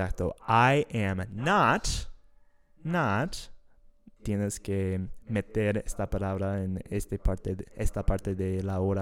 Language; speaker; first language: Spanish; non-native, fluent; English